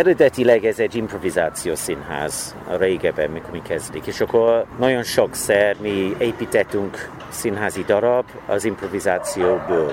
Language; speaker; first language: Hungarian; non-native, learner; English